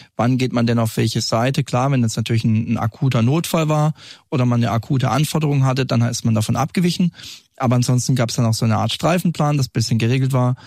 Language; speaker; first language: German; native; German